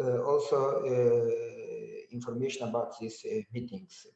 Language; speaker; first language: English; non-native, learner; Azerbaijani